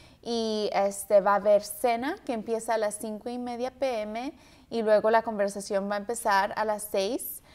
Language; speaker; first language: Spanish; early bilingual, heritage; Spanish